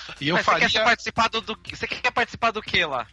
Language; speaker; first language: Portuguese; native; Portuguese